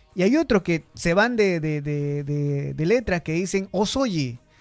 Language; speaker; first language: Spanish; native; Spanish